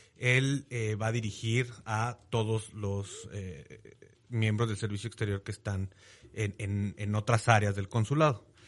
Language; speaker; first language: Spanish; native; Spanish